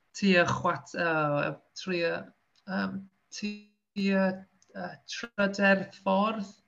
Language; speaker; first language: Welsh; non-native, local second language; English